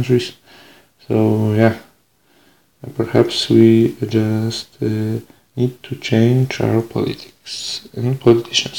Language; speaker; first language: English; non-native, fluent; Polish